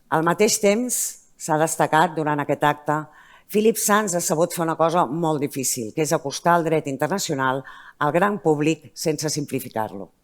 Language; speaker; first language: Catalan; native; Catalan